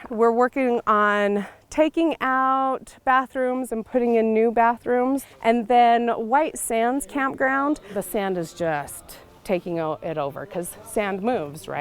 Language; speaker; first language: English; native; English